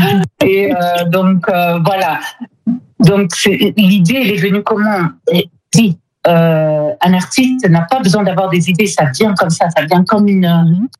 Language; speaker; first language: French; non-native, local second language; Lingala